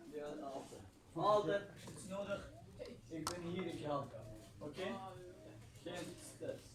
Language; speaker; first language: Dutch; non-native, learner; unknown